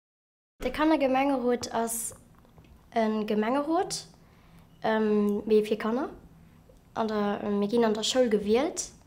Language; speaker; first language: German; non-native, local second language; Luxembourgish